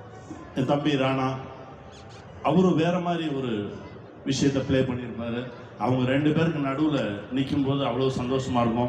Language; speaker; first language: Tamil; native; Tamil